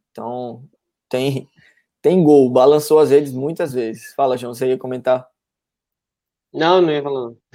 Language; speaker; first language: Portuguese; native; Portuguese